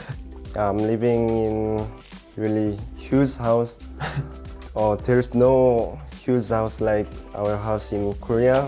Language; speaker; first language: English; non-native, learner; Korean